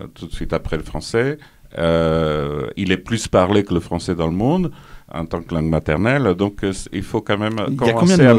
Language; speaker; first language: French; non-native, fluent; Portuguese